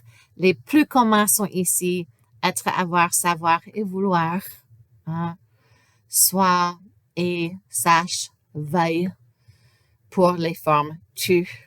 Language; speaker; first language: French; non-native, fluent; English